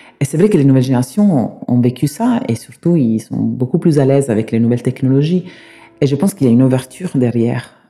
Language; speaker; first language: French; non-native, fluent; Italian